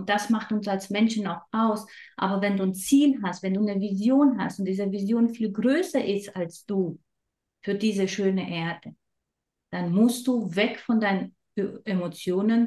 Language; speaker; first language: German; non-native, fluent; Romanian